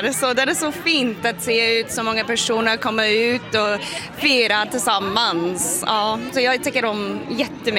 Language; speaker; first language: Swedish; non-native, fluent; English